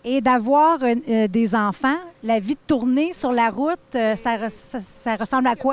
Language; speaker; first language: French; native; French